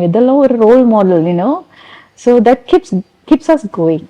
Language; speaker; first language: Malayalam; non-native, fluent; Tamil